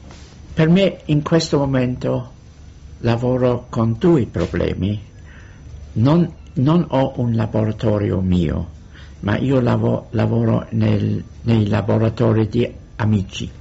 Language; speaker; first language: Italian; non-native, fluent; English